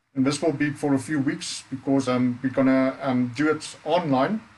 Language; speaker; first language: English; non-native, local second language; Afrikaans